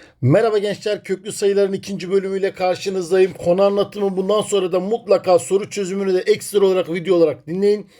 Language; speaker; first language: Turkish; native; Turkish